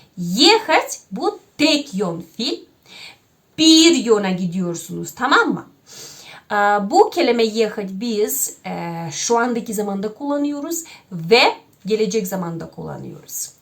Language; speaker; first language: Turkish; non-native, fluent; Russian